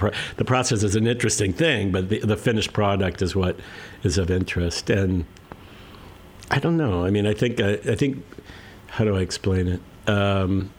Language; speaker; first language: English; native; English